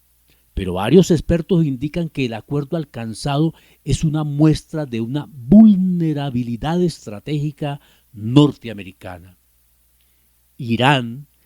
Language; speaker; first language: Spanish; native; Spanish